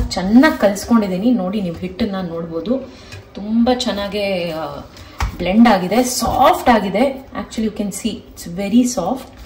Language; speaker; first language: Kannada; native; Kannada